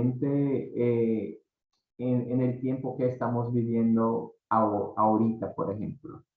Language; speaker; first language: Spanish; non-native, fluent; Portuguese